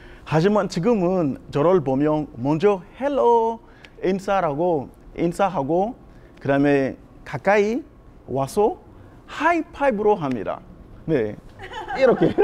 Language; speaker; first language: Korean; non-native, fluent; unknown